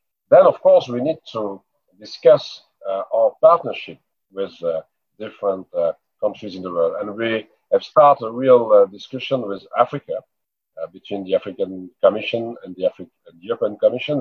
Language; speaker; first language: English; non-native, fluent; French